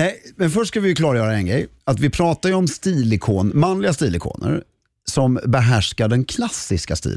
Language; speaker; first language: Swedish; native; Swedish